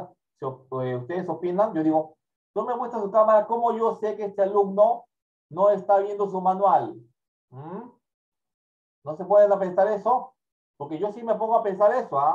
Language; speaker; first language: Spanish; native; Spanish